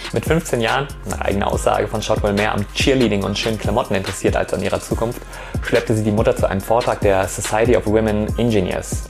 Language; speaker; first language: German; native; German